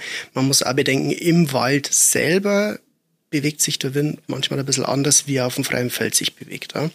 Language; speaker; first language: German; native; German